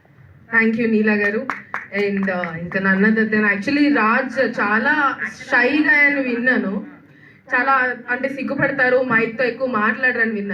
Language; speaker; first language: Telugu; native; Telugu